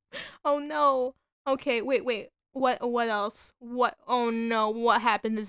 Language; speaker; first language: English; native; English